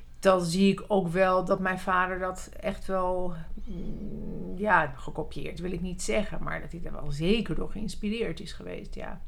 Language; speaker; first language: Dutch; early bilingual, other home language; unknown